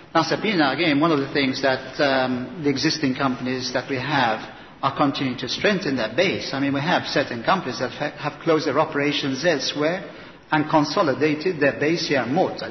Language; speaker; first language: English; non-native, local second language; Maltese